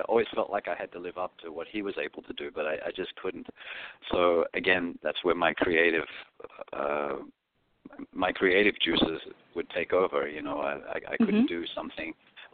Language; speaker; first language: English; non-native, local second language; Greek